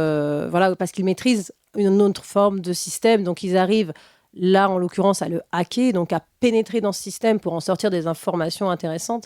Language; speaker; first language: French; native; French